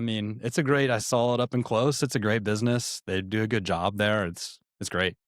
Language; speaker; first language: English; native; English